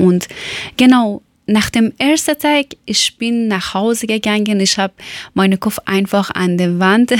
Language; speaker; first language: German; non-native, learner; Persian